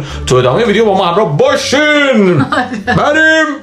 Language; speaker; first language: Persian; native; Persian